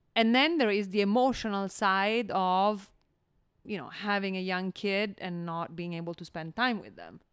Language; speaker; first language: English; non-native, fluent; Italian